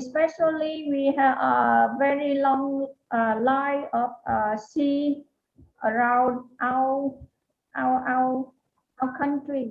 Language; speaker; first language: English; non-native, learner; Vietnamese